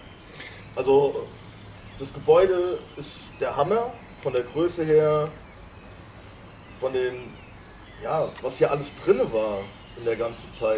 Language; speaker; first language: German; native; German